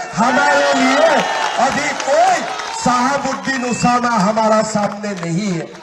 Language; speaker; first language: Hindi; non-native, local second language; Assamese